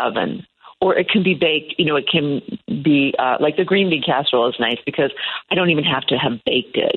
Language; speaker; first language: English; native; English